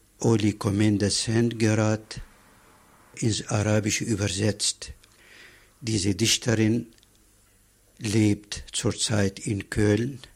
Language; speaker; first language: German; non-native, fluent; Arabic